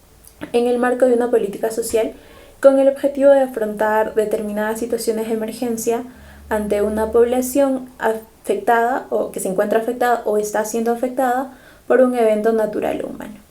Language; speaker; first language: Spanish; native; Spanish